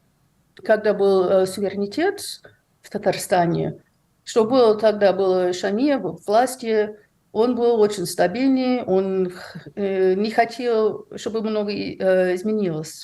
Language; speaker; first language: Russian; non-native, fluent; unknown